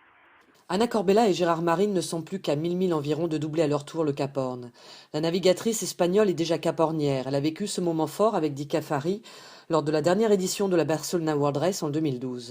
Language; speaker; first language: French; native; French